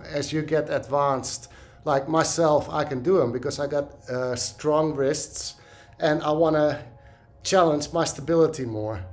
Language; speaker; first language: English; non-native, fluent; Dutch